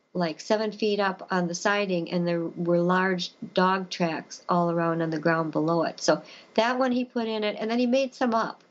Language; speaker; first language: English; native; English